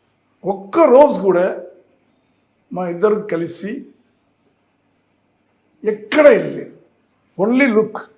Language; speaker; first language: Telugu; non-native, learner; Tamil